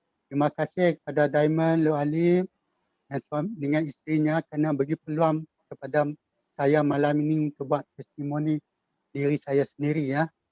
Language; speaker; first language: Malay; native; Malay